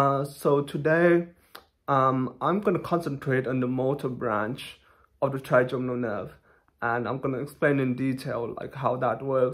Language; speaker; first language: English; non-native, fluent; Thai